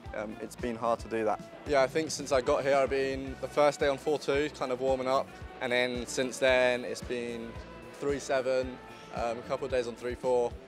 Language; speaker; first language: English; native; English